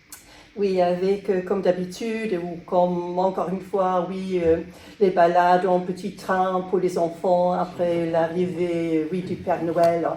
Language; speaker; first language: French; non-native, learner; English